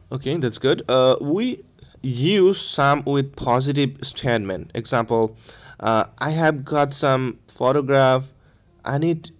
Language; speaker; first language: English; non-native, local second language; Bangla